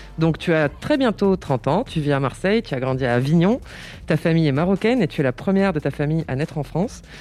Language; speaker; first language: French; native; French